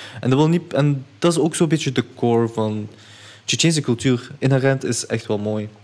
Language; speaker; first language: Dutch; early bilingual, other home language; Chechen